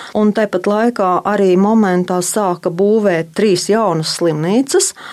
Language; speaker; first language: Latvian; native; Latvian